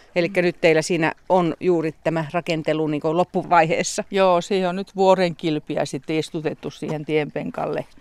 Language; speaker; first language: Finnish; native; Finnish